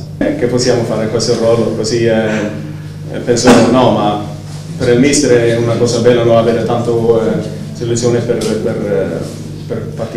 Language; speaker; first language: Italian; non-native, fluent; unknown